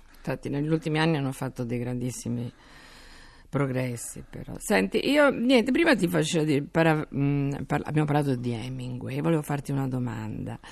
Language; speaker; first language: Italian; native; Italian